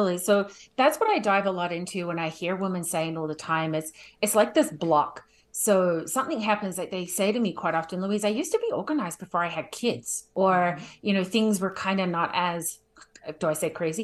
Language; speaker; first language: English; native; English